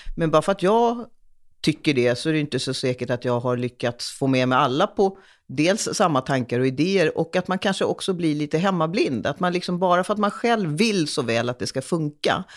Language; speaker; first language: Swedish; early bilingual, other home language; Hungarian